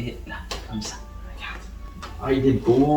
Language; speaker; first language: French; native; French